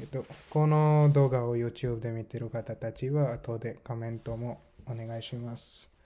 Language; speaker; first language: Japanese; non-native, fluent; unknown